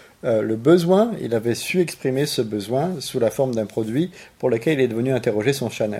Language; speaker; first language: French; native; French